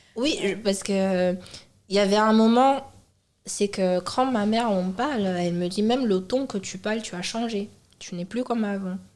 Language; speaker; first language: French; non-native, fluent; Chinese